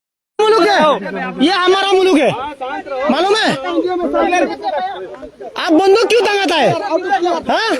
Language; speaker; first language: Hindi; non-native, learner; Bangla